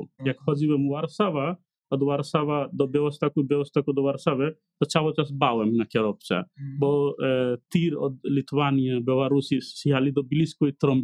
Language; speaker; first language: Polish; non-native, learner; Nepali